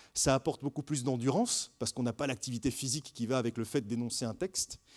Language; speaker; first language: French; native; French